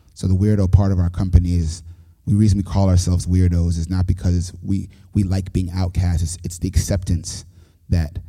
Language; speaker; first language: English; native; English